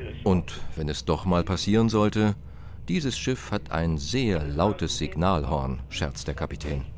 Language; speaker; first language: German; native; German